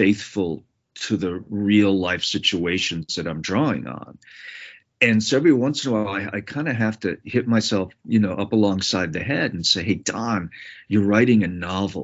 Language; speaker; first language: English; native; English